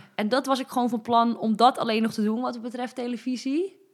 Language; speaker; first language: Dutch; native; Dutch